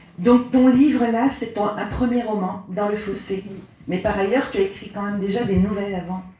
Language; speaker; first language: French; native; French